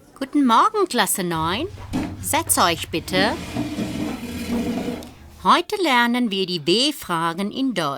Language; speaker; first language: German; non-native, fluent; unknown